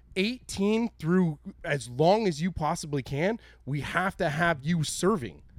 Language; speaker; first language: English; native; English